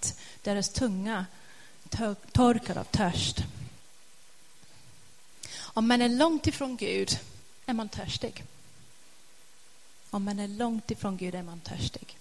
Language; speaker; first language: Swedish; non-native, fluent; English